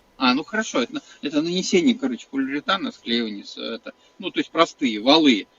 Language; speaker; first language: Russian; native; Russian